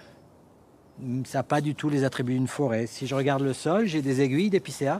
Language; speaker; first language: French; native; French